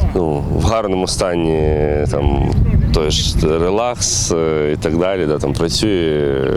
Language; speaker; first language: Ukrainian; native; Ukrainian